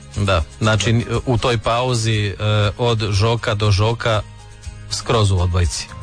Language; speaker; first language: Serbian; native; Serbian